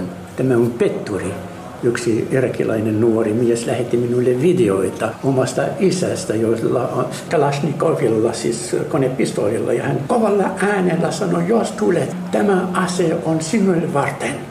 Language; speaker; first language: Finnish; non-native, fluent; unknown